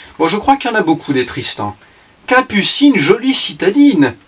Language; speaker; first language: French; native; French